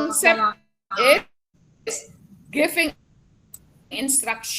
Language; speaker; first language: English; non-native, fluent; Javanese